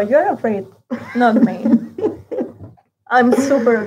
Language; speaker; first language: English; non-native, learner; Spanish